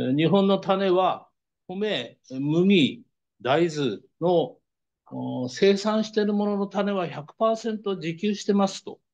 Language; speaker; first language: Japanese; native; Japanese